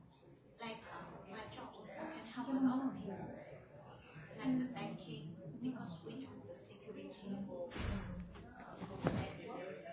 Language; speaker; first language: English; non-native, learner; Vietnamese